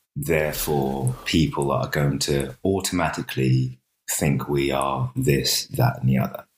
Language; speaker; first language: English; native; English